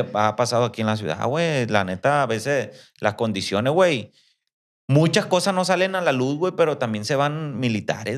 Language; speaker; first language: Spanish; native; Spanish